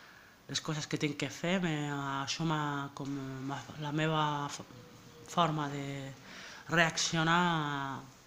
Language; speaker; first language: Catalan; non-native, learner; French